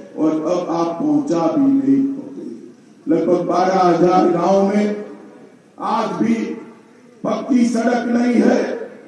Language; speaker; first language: Hindi; non-native, local second language; Gujarati